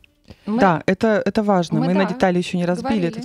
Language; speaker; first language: Russian; native; Russian